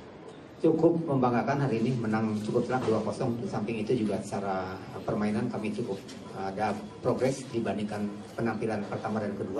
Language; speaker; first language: Indonesian; native; Indonesian